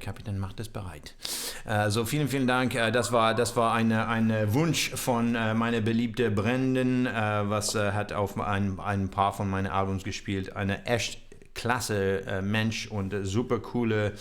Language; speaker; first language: German; non-native, learner; English